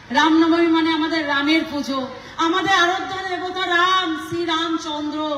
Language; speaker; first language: Bangla; non-native, local second language; Nepali